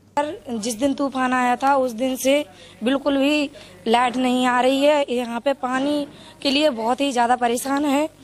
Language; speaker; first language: Hindi; native; Hindi